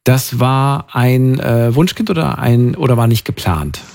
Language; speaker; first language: German; native; German